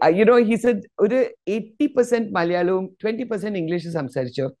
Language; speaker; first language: English; non-native, local second language; Malayalam